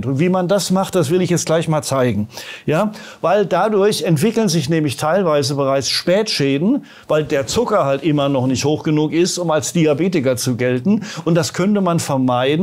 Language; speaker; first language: German; native; German